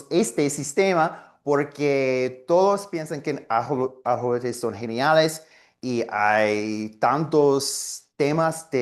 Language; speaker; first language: Spanish; non-native, learner; English